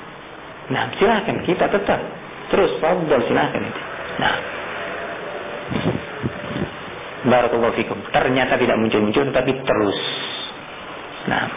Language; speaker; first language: Indonesian; native; Indonesian